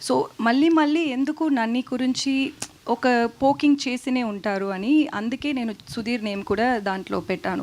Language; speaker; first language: Telugu; non-native, learner; Tamil